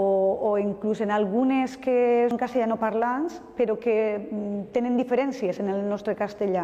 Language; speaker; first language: Catalan; non-native, local second language; Spanish